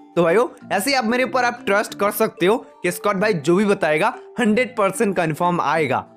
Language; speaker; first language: Hindi; non-native, local second language; Bangla